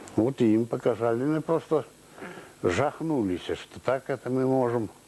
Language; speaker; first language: Russian; non-native, local second language; Belarusian